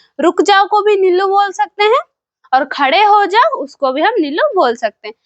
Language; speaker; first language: Hindi; non-native, local second language; Kannada